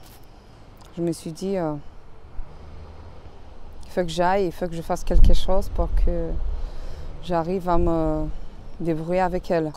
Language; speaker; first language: French; non-native, fluent; Romanian